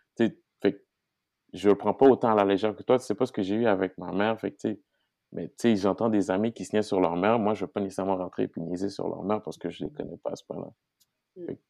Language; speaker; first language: French; non-native, local second language; Haitian Creole